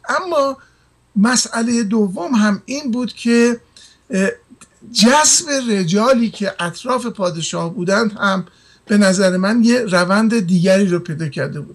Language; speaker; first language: Persian; native; Persian